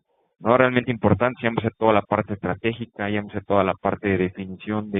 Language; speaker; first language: Spanish; native; Spanish